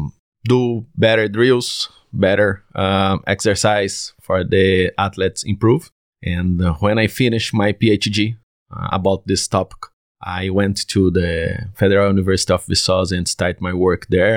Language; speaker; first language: English; non-native, learner; Portuguese